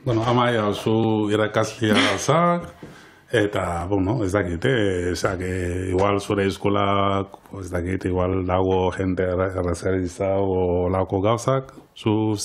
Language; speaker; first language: Basque; non-native, learner; Wolof